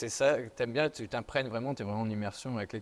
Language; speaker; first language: French; native; French